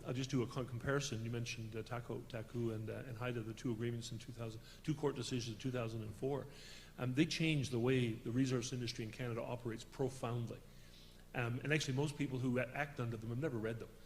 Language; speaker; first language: English; native; English